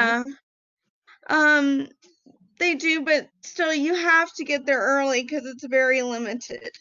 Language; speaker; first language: English; native; English